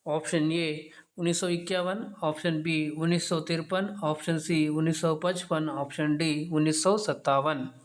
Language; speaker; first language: Hindi; non-native, local second language; Telugu